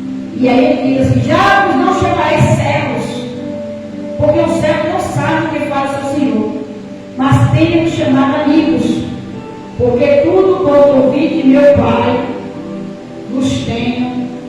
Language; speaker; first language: Portuguese; native; Portuguese